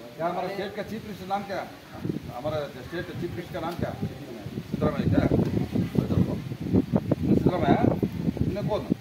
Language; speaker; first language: Hindi; non-native, local second language; Kannada